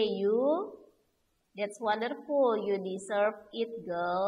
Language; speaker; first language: English; non-native, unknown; Indonesian